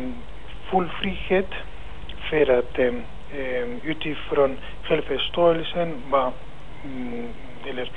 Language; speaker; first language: Swedish; non-native, fluent; Spanish